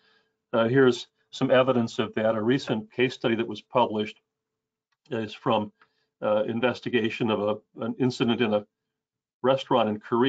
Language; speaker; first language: English; native; English